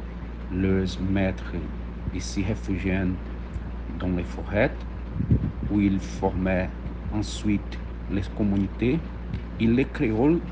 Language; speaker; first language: French; non-native, learner; Portuguese